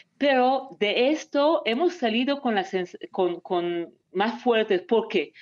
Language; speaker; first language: Spanish; non-native, fluent; Hebrew